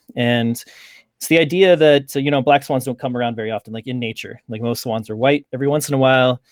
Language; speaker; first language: English; native; English